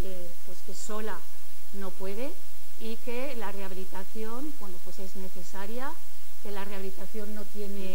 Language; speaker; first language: Spanish; native; Spanish